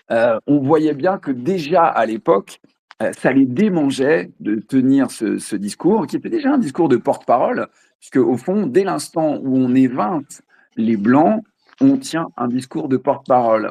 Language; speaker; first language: French; native; French